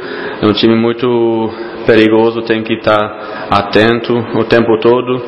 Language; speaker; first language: Portuguese; non-native, fluent; German